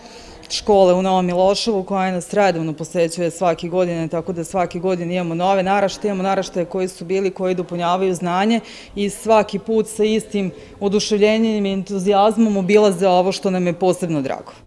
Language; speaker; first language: Serbian; native; Serbian